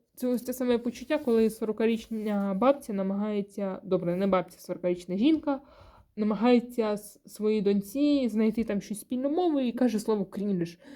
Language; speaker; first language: Ukrainian; non-native, local second language; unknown